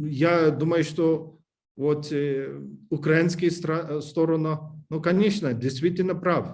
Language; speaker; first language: Russian; non-native, learner; English